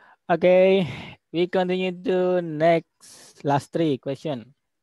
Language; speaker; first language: English; non-native, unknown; Indonesian